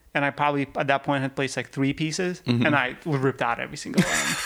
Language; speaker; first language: English; early bilingual, other home language; Russian